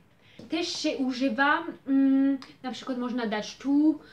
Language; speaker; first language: Polish; early bilingual, heritage; Polish